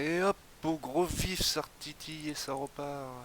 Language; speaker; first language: French; native; French